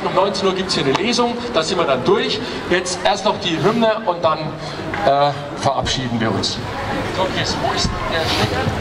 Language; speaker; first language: German; native; German